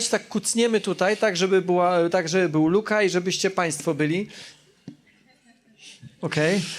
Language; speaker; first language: Polish; native; Polish